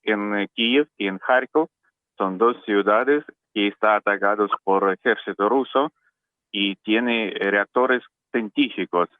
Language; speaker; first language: Spanish; non-native, learner; Russian